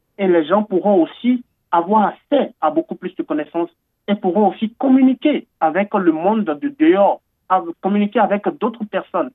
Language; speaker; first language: French; non-native, local second language; Fon